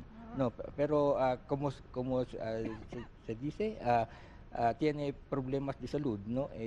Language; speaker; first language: Spanish; non-native, learner; Filipino